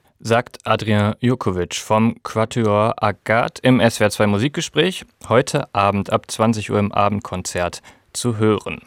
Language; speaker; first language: German; native; German